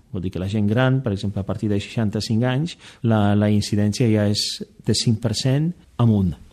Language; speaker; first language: Catalan; non-native, fluent; Polish